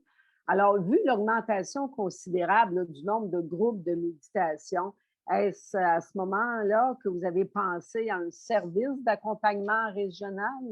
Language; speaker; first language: French; native; French